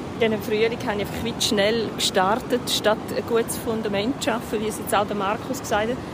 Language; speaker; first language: German; native; German